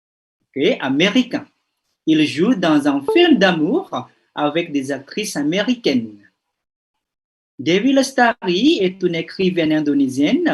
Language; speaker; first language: French; non-native, fluent; Indonesian